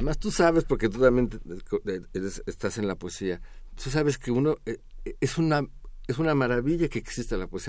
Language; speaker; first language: Spanish; native; Spanish